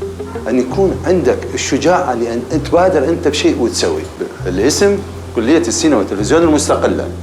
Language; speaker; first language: Arabic; native; Arabic